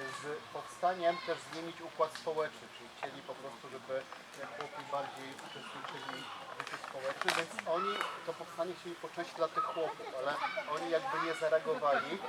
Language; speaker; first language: Polish; native; Polish